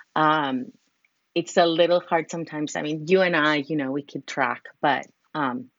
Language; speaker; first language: English; non-native, fluent; Spanish